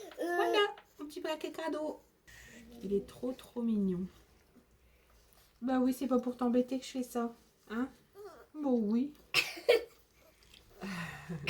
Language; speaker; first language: French; native; French